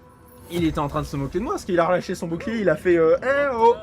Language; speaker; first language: French; native; French